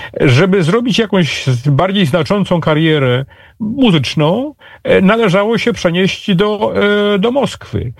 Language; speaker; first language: Polish; native; Polish